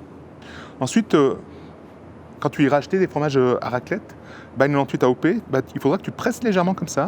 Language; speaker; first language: French; native; French